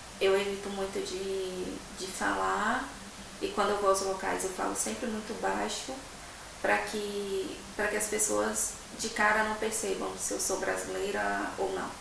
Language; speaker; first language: Portuguese; native; Portuguese